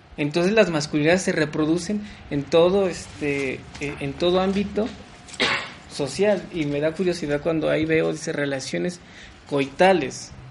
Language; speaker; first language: Spanish; early bilingual, heritage; French